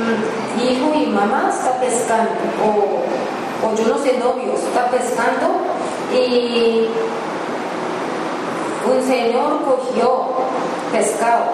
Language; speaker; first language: Spanish; non-native, learner; Japanese